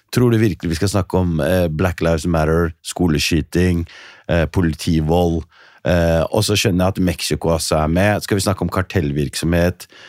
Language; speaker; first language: Norwegian; early bilingual, other home language; Riffian